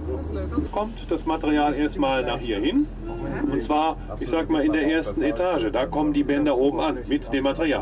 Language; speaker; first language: German; native; German